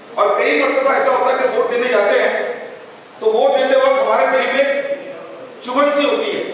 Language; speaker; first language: Hindi; non-native, local second language; Urdu